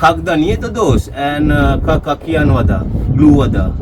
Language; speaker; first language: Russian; non-native, learner; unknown